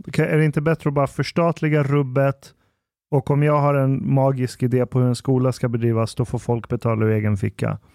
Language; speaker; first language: Swedish; early bilingual, other home language; Persian